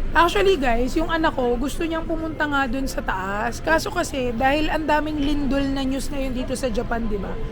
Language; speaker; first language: Filipino; native; Filipino